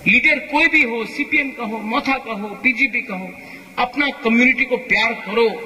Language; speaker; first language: Hindi; non-native, local second language; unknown